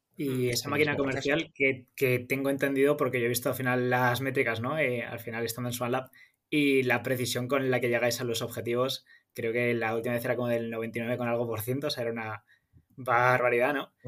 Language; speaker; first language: Spanish; native; Spanish